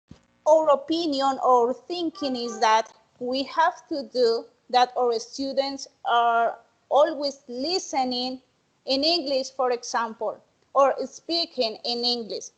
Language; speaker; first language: English; non-native, learner; Spanish